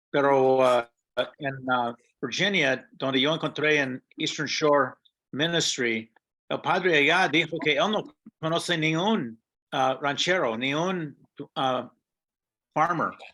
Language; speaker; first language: Spanish; non-native, fluent; English